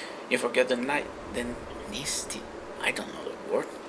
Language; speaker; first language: English; non-native, fluent; Italian